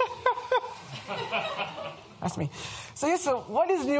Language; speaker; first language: English; non-native, fluent; French